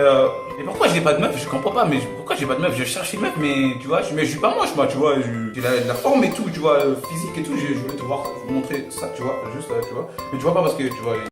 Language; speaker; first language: French; non-native, learner; English